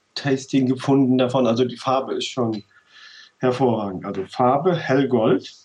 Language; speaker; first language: German; native; German